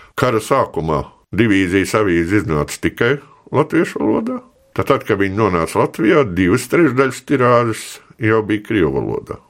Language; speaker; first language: Latvian; native; Latvian